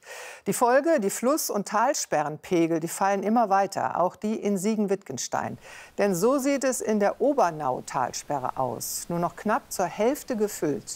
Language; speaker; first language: German; native; German